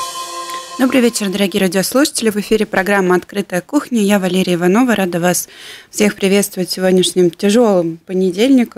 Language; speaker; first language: Russian; native; Russian